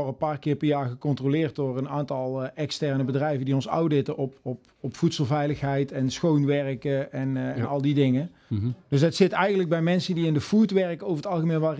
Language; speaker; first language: Dutch; native; Dutch